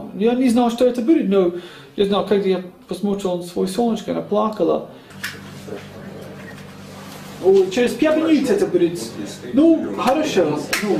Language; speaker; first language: Russian; non-native, learner; English